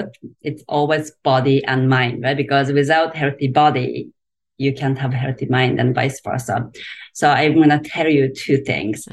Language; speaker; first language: English; non-native, fluent; Japanese